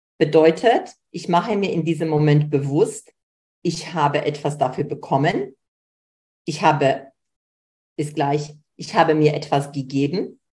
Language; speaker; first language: German; early bilingual, other home language; Polish